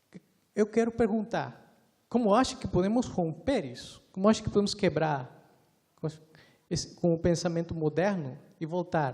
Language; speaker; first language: Portuguese; non-native, fluent; Spanish